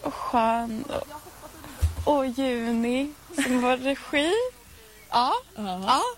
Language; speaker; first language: Swedish; native; Swedish